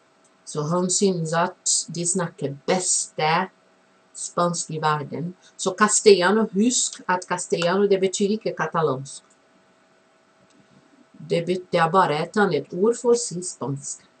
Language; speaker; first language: Norwegian; non-native, fluent; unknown